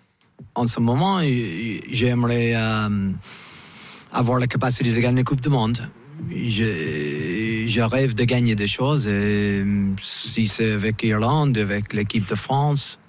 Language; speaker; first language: French; non-native, fluent; English